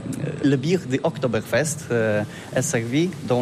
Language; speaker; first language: French; non-native, learner; Polish